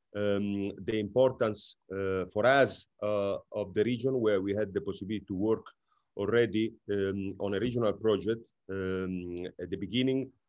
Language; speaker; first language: English; non-native, fluent; Italian